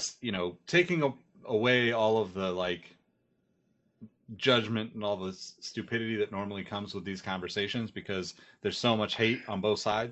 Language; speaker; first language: English; native; English